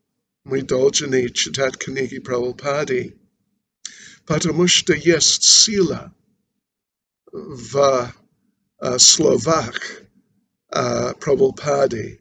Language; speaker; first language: Russian; non-native, learner; English